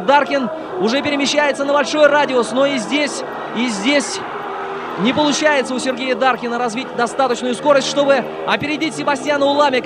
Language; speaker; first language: Russian; native; Russian